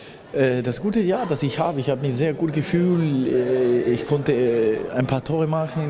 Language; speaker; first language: German; non-native, fluent; Spanish